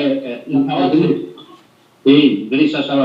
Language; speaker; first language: Spanish; non-native, fluent; French